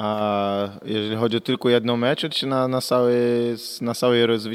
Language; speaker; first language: Polish; non-native, fluent; Portuguese